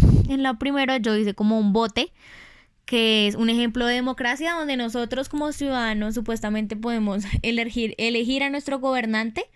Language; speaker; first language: Spanish; native; Spanish